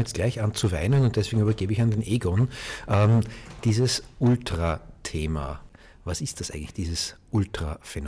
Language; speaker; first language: German; native; German